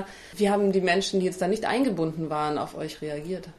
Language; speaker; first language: German; native; German